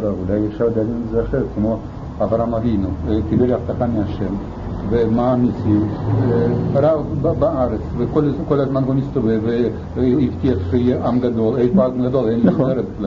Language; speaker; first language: Hebrew; non-native, fluent; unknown